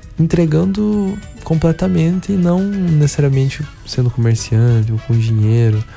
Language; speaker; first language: Portuguese; native; Portuguese